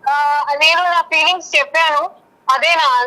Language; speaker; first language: Telugu; non-native, local second language; Hindi